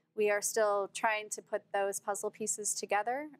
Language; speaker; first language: English; native; English